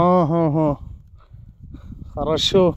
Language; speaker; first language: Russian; non-native, learner; Bangla